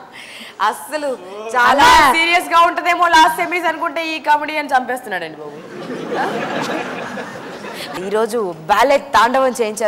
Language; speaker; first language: Telugu; native; Telugu